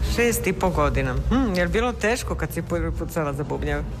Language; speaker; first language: Serbian; native; Serbian